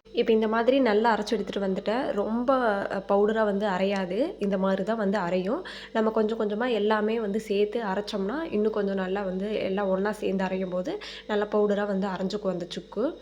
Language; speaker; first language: Tamil; native; Tamil